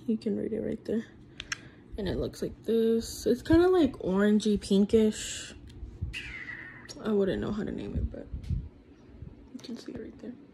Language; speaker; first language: English; early bilingual, other home language; Spanish